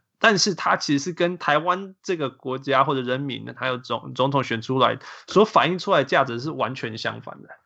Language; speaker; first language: Chinese; early bilingual, heritage; Chinese